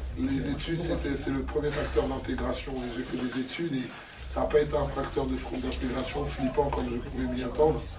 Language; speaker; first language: French; non-native, local second language; Lingala